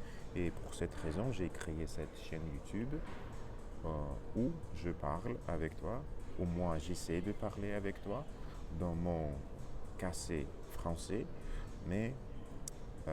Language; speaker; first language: French; non-native, learner; Russian